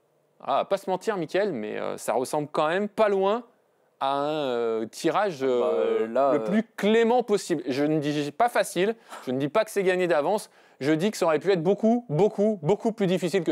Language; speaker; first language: French; native; French